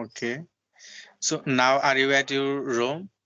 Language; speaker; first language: English; non-native, learner; Bangla